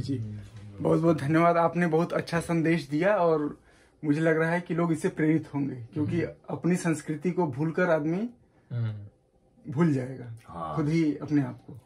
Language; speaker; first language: Hindi; native; Hindi